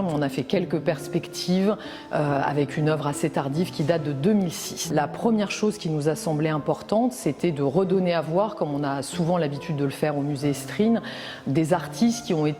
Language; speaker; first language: French; native; French